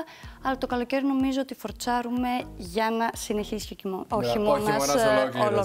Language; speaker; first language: Greek; native; Greek